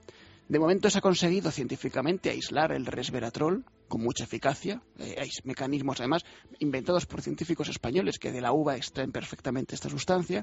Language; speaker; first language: Spanish; native; Spanish